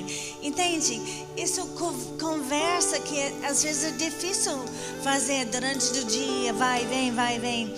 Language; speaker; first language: Portuguese; non-native, fluent; English